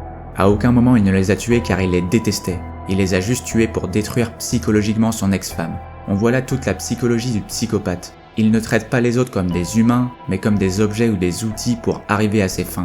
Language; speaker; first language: French; native; French